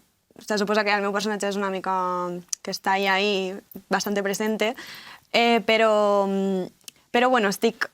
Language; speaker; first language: Catalan; non-native, local second language; Spanish